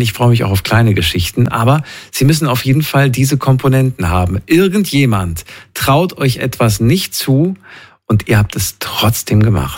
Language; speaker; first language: German; native; German